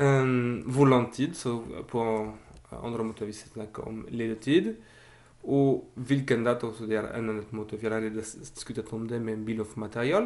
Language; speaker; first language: Norwegian; non-native, fluent; French